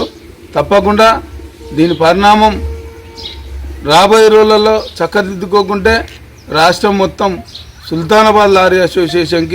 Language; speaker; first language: Telugu; native; Telugu